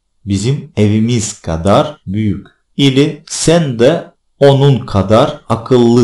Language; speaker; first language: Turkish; non-native, fluent; Russian